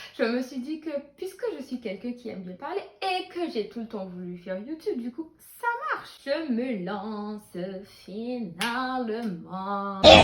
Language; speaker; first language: French; non-native, local second language; Haitian Creole